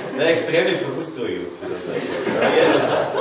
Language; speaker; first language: Slovak; non-native, learner; German